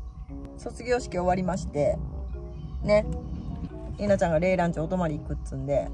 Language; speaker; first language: Japanese; native; Japanese